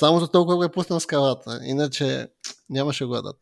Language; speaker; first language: Bulgarian; native; Bulgarian